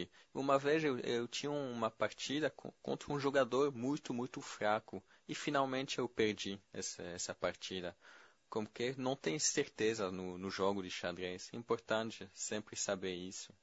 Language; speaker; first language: Portuguese; non-native, fluent; French